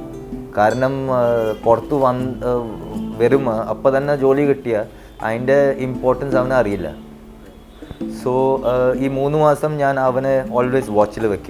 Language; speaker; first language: Malayalam; early bilingual, heritage; Malayalam